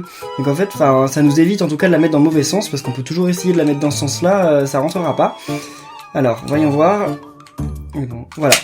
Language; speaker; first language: French; native; French